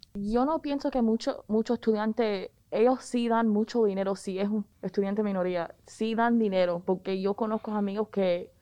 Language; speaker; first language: Spanish; early bilingual, heritage; Spanish